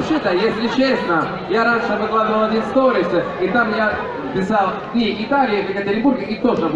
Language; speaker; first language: Russian; non-native, fluent; Italian